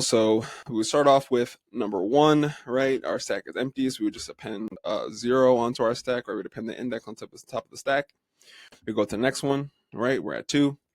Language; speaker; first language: English; native; English